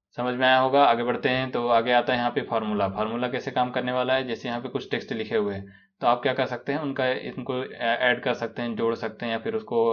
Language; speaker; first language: Hindi; native; Hindi